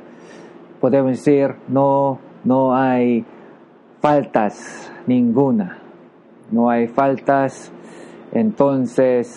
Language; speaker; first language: Spanish; non-native, learner; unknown